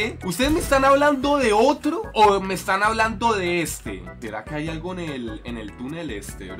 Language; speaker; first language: Spanish; native; Spanish